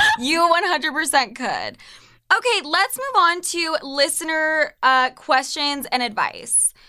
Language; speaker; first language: English; native; English